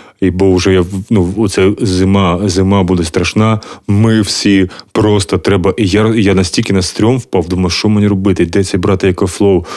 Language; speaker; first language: Ukrainian; native; Ukrainian